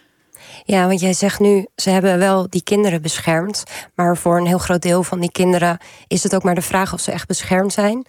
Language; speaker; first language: Dutch; native; Dutch